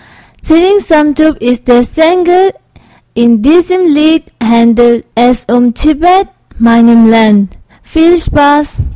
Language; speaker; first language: German; non-native, learner; Tibetan